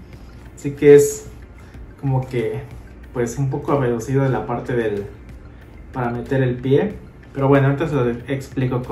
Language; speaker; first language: Spanish; native; Spanish